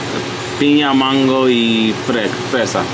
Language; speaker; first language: Spanish; non-native, learner; English